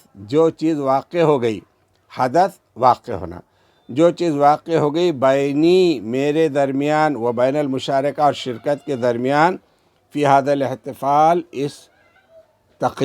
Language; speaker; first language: Urdu; native; Urdu